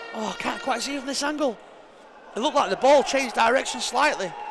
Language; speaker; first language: English; native; English